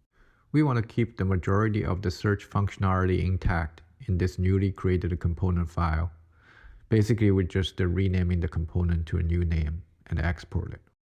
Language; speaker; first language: English; non-native, fluent; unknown